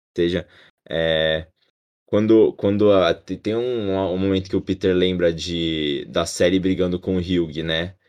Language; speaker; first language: Portuguese; native; Portuguese